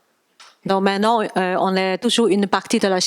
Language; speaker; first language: French; non-native, learner; Cantonese